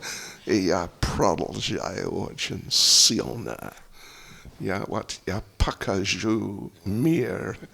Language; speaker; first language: Russian; non-native, learner; English